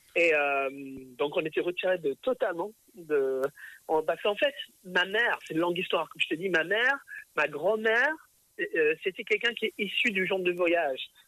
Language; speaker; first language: French; early bilingual, other home language; English